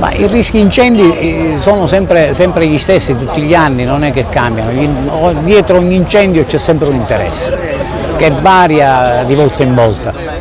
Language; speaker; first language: Italian; native; Italian